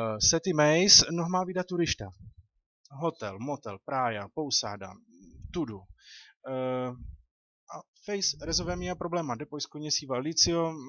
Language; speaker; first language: Portuguese; non-native, learner; Czech